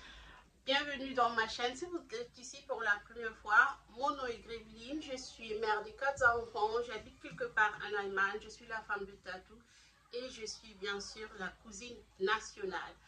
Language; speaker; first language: French; non-native, local second language; Lingala